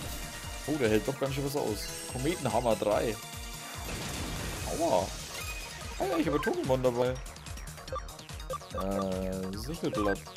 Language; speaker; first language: German; native; German